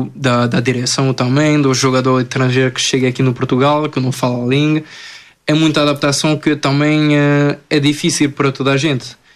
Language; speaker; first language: Portuguese; non-native, fluent; French